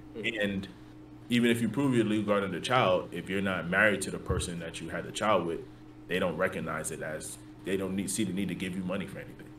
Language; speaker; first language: English; native; English